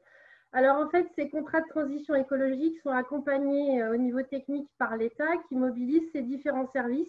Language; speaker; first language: French; native; French